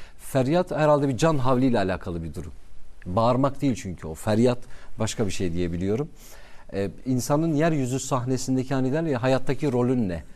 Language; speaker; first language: Turkish; non-native, local second language; Kurdish